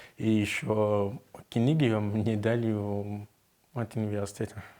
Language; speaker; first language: Russian; non-native, learner; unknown